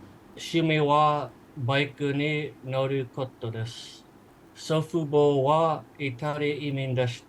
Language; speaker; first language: Japanese; non-native, learner; English